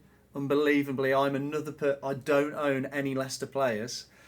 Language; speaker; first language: English; native; English